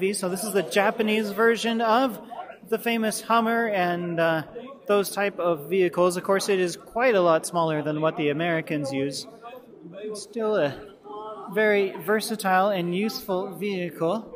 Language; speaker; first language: English; native; English